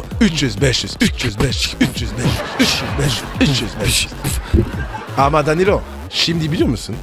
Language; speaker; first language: Turkish; non-native, learner; French